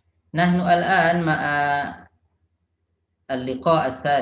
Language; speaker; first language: Arabic; non-native, fluent; Indonesian